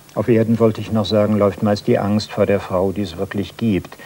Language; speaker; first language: German; native; German